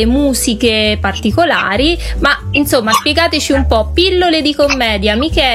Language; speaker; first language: Italian; native; Italian